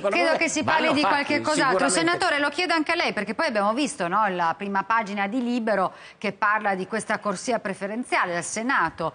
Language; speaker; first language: Italian; native; Italian